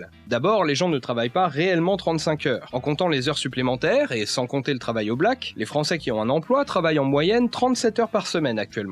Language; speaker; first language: French; native; French